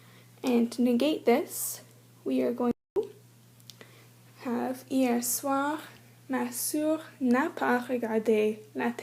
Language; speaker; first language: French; non-native, learner; English